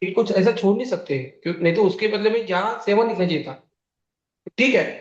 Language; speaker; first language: Hindi; non-native, local second language; Marathi